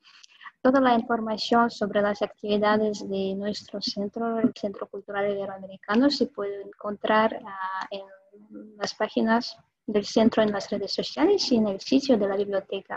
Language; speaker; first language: Spanish; non-native, fluent; Russian